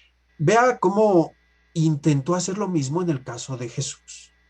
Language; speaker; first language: Spanish; native; Spanish